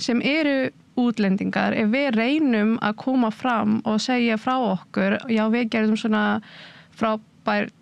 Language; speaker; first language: Icelandic; non-native, learner; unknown